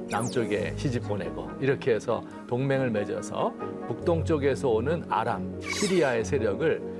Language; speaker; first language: Korean; native; Korean